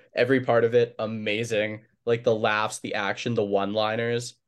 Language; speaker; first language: English; native; English